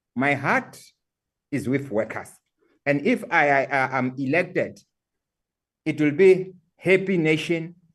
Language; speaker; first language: English; non-native, local second language; Southern Sotho